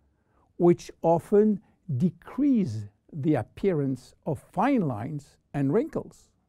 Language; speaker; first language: English; non-native, fluent; French